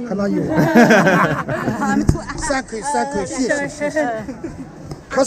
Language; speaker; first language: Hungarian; non-native, learner; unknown